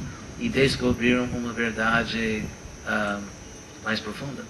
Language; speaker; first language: Portuguese; non-native, fluent; English